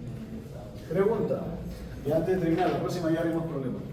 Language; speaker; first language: Spanish; native; Spanish